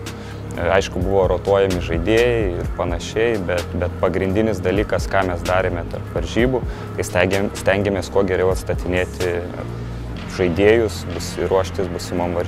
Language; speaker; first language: Lithuanian; native; Lithuanian